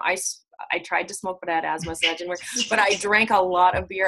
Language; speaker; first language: English; native; English